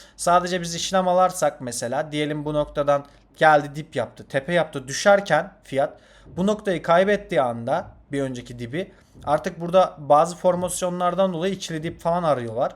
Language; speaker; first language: Turkish; non-native, fluent; Azerbaijani